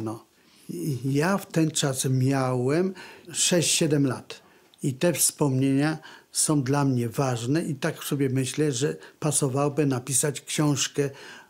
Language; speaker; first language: Polish; native; Polish